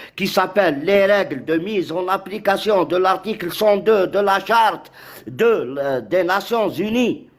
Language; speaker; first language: French; non-native, local second language; Arabic